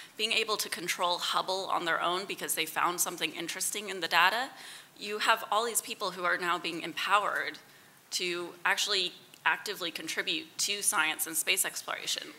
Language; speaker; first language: English; native; English